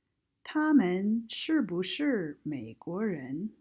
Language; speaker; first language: Chinese; non-native, fluent; English